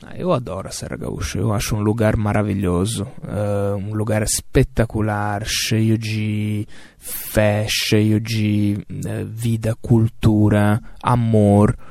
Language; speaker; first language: Portuguese; non-native, fluent; Italian